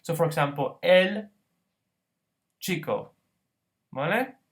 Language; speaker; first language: Spanish; non-native, fluent; English